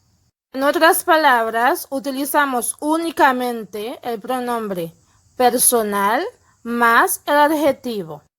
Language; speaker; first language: Spanish; non-native, fluent; Haitian Creole